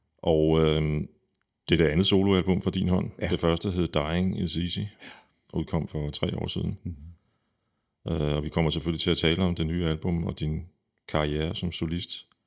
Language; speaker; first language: Danish; native; Danish